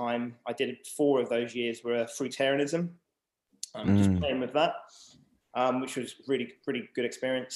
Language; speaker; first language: English; native; English